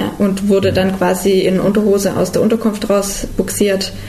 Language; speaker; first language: German; native; German